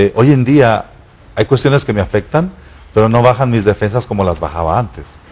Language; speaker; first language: Spanish; native; Spanish